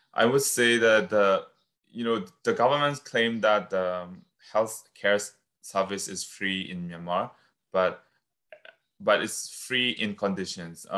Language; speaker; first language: English; non-native, fluent; Burmese